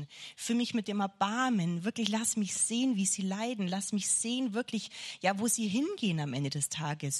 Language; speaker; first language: German; native; German